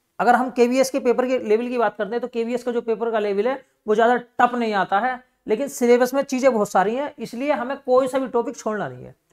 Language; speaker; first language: Hindi; native; Hindi